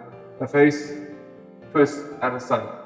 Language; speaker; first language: English; native; English